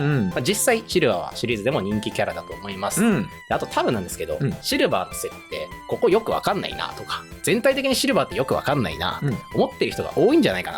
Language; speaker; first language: Japanese; native; Japanese